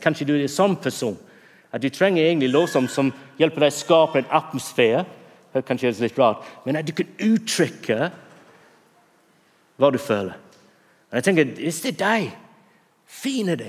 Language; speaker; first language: Norwegian; non-native, fluent; English